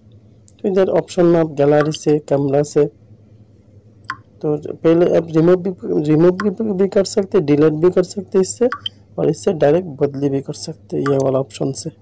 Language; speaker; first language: Hindi; non-native, local second language; Bangla